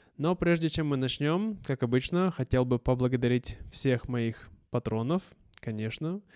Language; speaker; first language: Russian; native; Russian